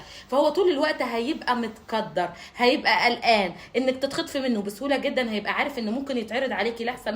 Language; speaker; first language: Arabic; native; Arabic